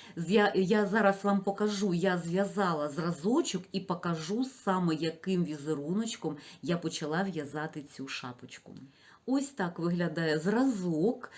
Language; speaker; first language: Ukrainian; non-native, local second language; Russian